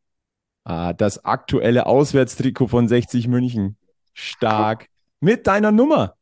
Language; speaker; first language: German; native; German